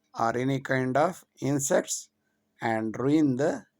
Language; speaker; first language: English; non-native, local second language; Kannada